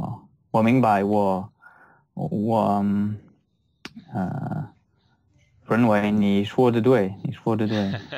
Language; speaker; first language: Chinese; non-native, learner; French